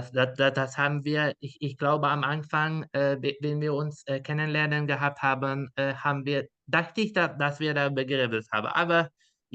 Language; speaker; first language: German; non-native, learner; Dutch